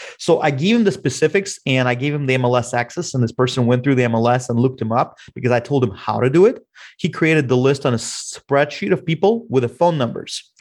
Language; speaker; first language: English; non-native, fluent; Russian